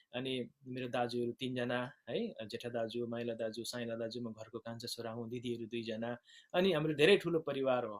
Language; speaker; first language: Nepali; native; Nepali